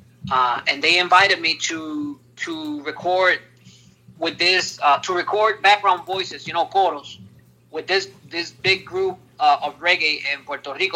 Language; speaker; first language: English; early bilingual, other home language; Spanish